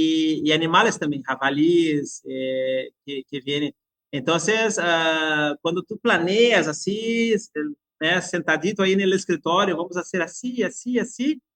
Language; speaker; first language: Spanish; non-native, fluent; Portuguese